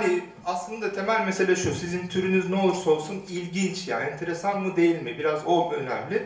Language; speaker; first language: Turkish; native; Turkish